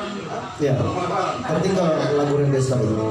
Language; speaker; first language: Indonesian; native; Indonesian